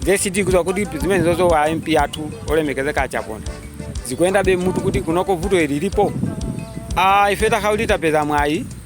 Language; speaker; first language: Nyanja; native; Nyanja